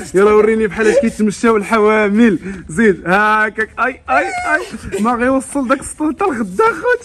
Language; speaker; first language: Arabic; native; Arabic